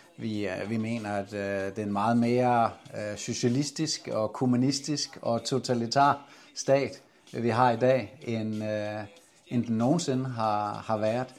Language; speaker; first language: Danish; native; Danish